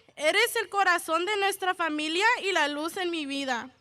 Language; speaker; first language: Spanish; early bilingual, heritage; Spanish